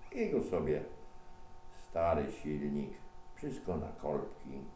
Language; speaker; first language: Polish; native; Polish